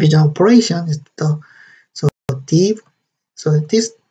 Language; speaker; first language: English; non-native, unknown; Korean